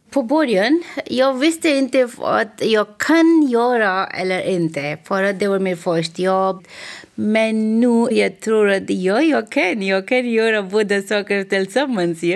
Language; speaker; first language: Swedish; non-native, learner; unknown